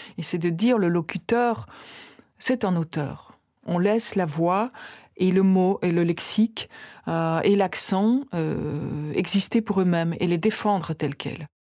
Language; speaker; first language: French; native; French